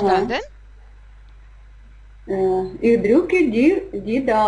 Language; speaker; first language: German; non-native, learner; Russian